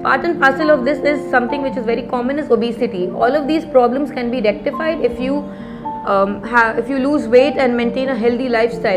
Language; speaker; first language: English; non-native, local second language; Hindi